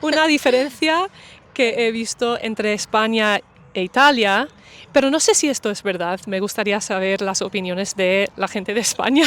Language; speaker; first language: Spanish; non-native, fluent; English